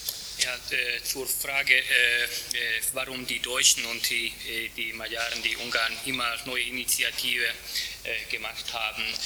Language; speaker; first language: German; non-native, fluent; Hungarian